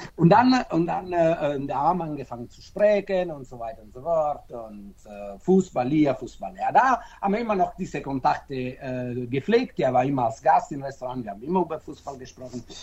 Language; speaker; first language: German; non-native, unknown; Italian